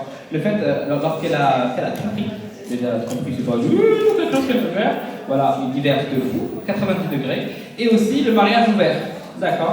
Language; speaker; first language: French; native; French